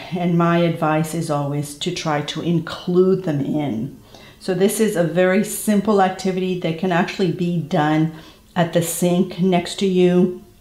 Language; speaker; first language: English; non-native, fluent; French